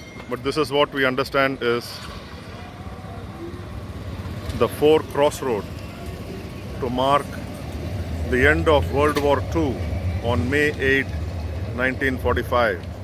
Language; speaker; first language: English; non-native, local second language; Tamil